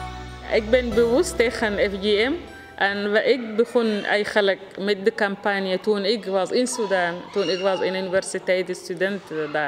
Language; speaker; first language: Dutch; non-native, learner; Arabic